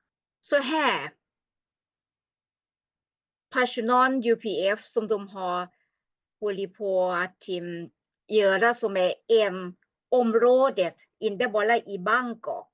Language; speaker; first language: Swedish; non-native, learner; Thai